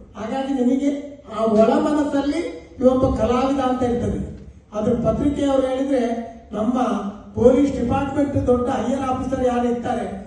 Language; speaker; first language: Kannada; non-native, local second language; Tulu